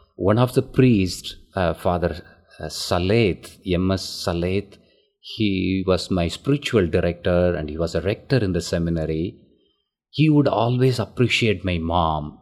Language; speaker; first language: English; non-native, local second language; Tamil